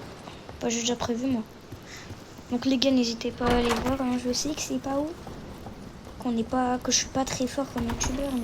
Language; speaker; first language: French; native; French